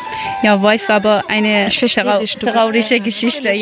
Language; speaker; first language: German; non-native, learner; Persian